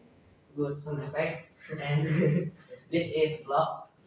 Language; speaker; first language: English; non-native, learner; Indonesian